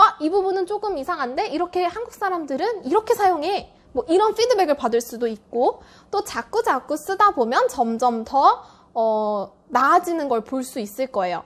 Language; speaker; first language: Korean; native; Korean